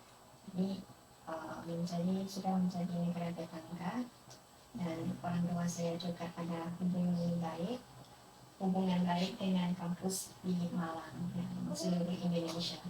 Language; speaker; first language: Indonesian; non-native, fluent; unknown